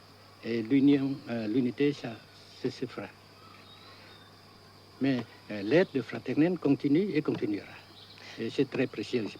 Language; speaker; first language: French; non-native, fluent; Vietnamese